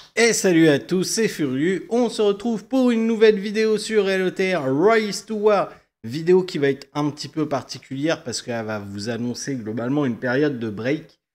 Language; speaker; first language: French; native; French